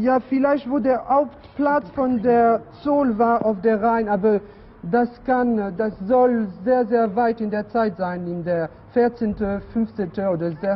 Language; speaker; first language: German; non-native, learner; French